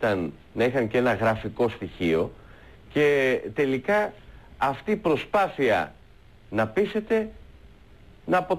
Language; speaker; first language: Greek; native; Greek